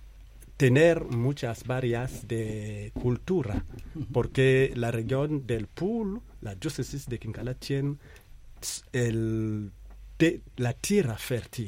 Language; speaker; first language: Spanish; non-native, fluent; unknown